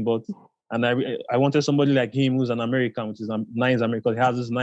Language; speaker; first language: English; non-native, local second language; Igbo